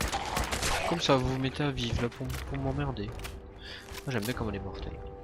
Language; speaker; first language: French; native; French